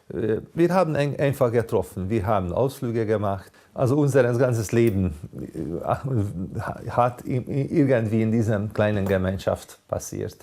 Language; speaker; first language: German; non-native, fluent; Hungarian